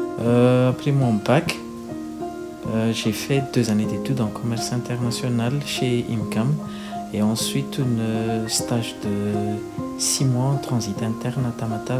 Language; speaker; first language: French; non-native, local second language; Malagasy